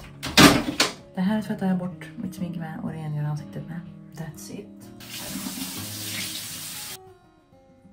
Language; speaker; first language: Swedish; native; Swedish